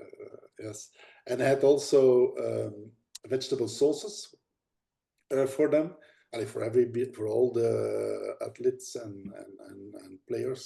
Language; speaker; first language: English; non-native, fluent; Dutch